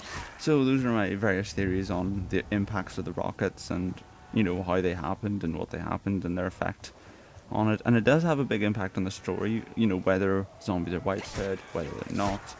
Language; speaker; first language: English; native; English